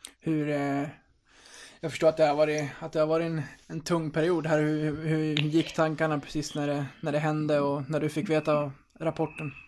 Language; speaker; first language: Swedish; native; Swedish